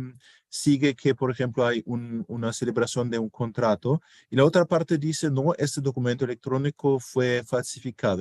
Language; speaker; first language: Spanish; non-native, fluent; German